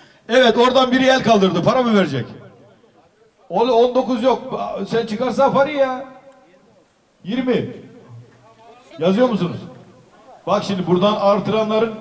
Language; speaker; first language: Turkish; native; Turkish